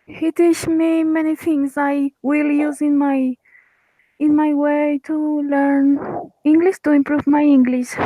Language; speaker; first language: English; non-native, learner; Spanish